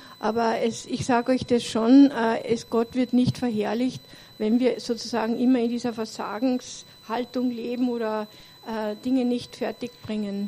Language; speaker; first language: German; native; German